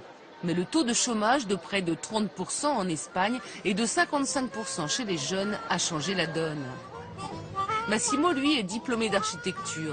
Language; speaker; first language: French; native; French